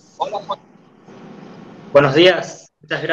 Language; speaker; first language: Spanish; native; Spanish